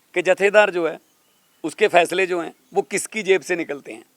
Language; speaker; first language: Hindi; non-native, local second language; Punjabi